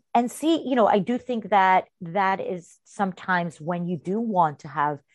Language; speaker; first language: English; early bilingual, heritage; Spanish